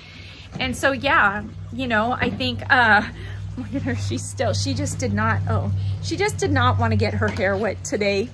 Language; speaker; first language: English; native; English